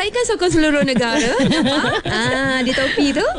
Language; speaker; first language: Malay; native; Malay